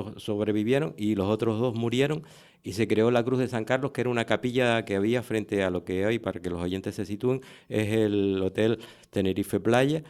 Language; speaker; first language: Spanish; native; Spanish